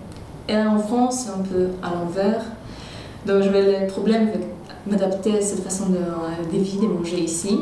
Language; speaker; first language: French; non-native, fluent; Polish